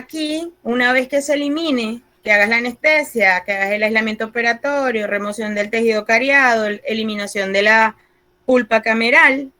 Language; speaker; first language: Spanish; native; Spanish